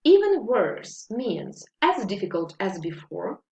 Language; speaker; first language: English; non-native, fluent; Ukrainian